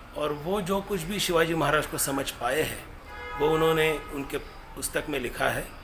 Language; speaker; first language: Hindi; non-native, local second language; Marathi